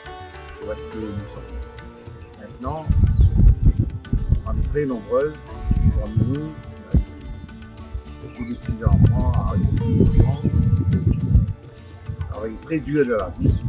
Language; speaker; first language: French; non-native, local second language; Morisyen